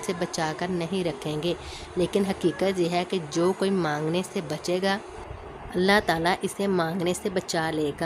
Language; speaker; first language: Urdu; native; Urdu